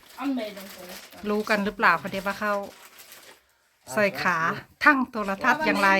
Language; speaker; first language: Thai; native; Thai